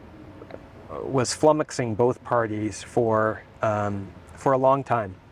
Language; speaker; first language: English; native; English